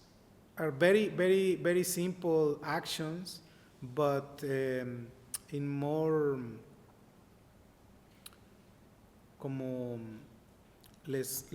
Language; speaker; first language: English; non-native, learner; Spanish